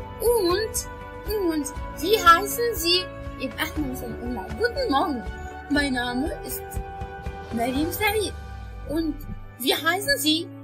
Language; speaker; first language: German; non-native, learner; Arabic